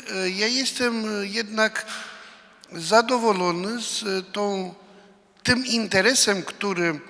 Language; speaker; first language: Polish; non-native, fluent; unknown